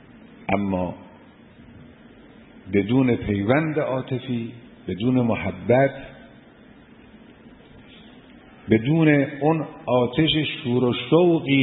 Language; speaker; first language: Persian; native; Persian